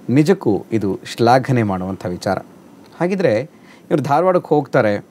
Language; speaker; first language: Kannada; native; Kannada